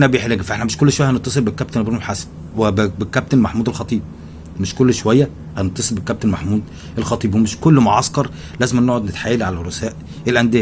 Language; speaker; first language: Arabic; native; Arabic